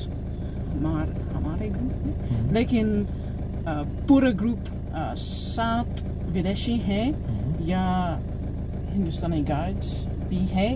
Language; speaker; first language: Hindi; non-native, learner; English